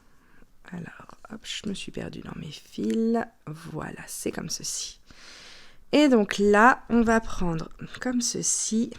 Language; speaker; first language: French; native; French